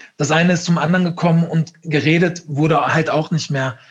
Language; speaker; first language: German; native; German